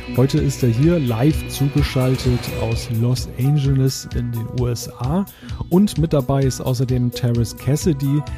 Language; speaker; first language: German; native; German